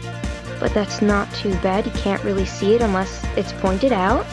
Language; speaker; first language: English; native; English